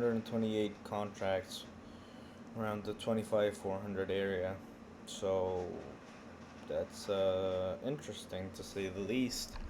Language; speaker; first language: English; early bilingual, other home language; Spanish